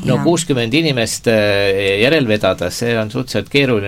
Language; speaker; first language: Estonian; native; Estonian